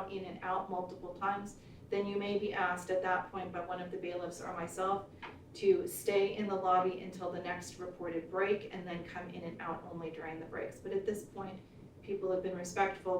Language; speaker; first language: English; native; English